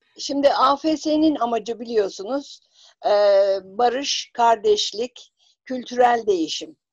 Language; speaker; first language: Turkish; native; Turkish